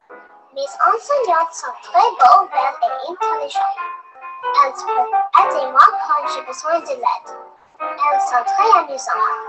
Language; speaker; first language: French; non-native, learner; English